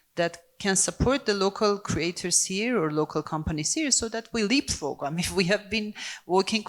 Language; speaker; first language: English; non-native, fluent; Armenian